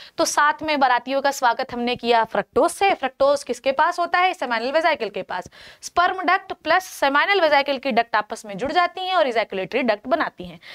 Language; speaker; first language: Hindi; native; Hindi